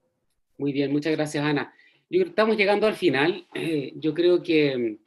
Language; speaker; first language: Spanish; native; Spanish